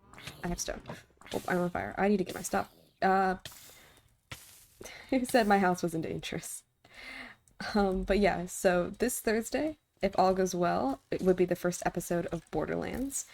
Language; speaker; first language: English; native; English